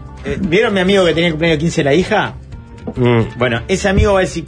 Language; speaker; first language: Spanish; native; Spanish